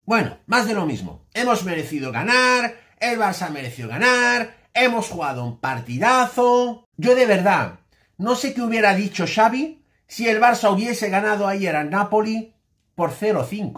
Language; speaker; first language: Spanish; native; Spanish